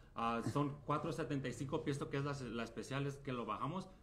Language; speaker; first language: Spanish; early bilingual, heritage; Spanish